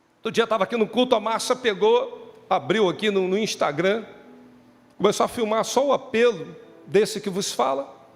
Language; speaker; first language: Portuguese; native; Portuguese